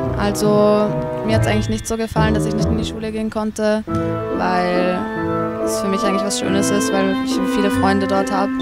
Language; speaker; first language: German; native; German